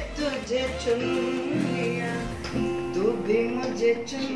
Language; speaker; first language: Hindi; native; Hindi